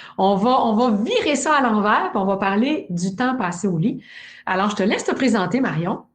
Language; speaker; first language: French; native; French